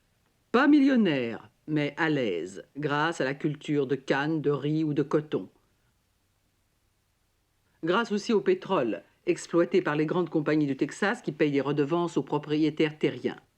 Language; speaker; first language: French; native; French